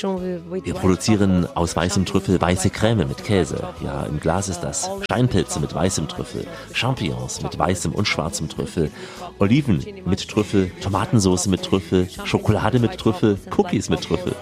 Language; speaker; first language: German; native; German